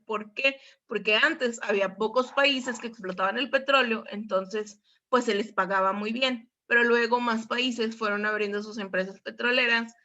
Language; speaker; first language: Spanish; native; Spanish